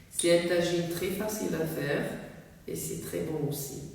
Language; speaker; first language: French; non-native, local second language; Arabic